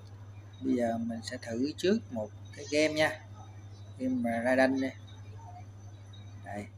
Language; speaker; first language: Vietnamese; native; Vietnamese